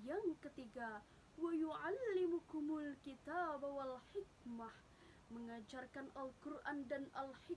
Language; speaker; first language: Indonesian; native; Indonesian